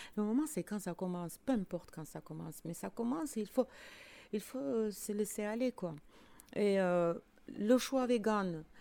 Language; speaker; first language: French; non-native, fluent; Armenian